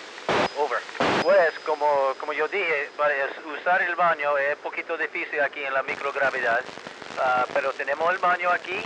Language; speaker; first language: Spanish; early bilingual, heritage; Spanish